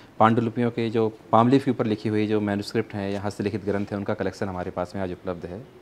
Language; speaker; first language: Hindi; native; Hindi